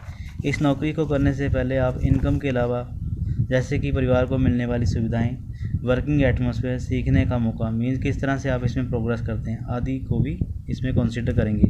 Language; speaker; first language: Hindi; native; Hindi